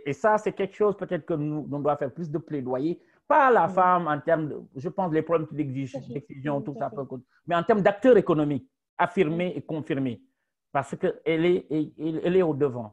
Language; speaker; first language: French; non-native, local second language; Wolof